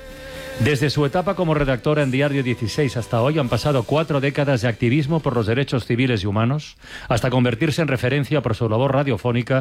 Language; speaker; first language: Spanish; native; Spanish